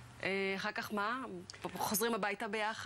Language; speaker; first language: Hebrew; native; Hebrew